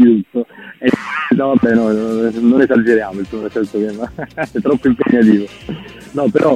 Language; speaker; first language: Italian; native; Italian